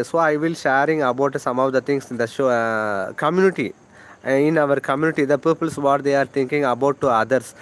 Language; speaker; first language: English; non-native, local second language; Tamil